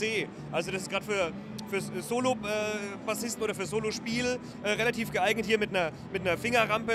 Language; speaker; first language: German; native; German